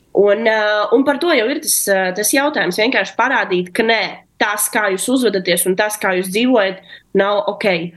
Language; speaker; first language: Latvian; non-native, local second language; Russian